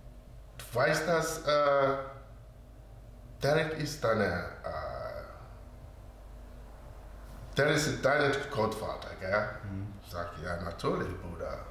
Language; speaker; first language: German; non-native, learner; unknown